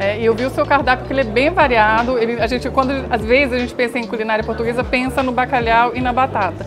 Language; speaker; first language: Portuguese; non-native, fluent; Spanish